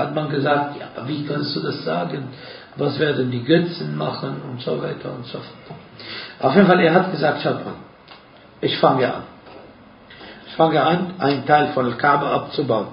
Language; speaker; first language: German; non-native, fluent; Arabic